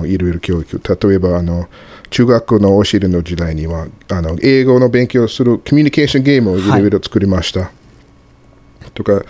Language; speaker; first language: Japanese; non-native, fluent; English